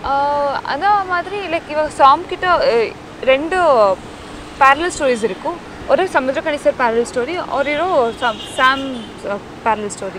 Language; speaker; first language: Tamil; non-native, learner; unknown